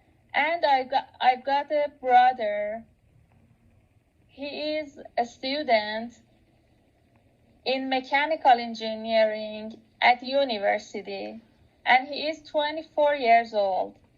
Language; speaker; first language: English; non-native, local second language; Persian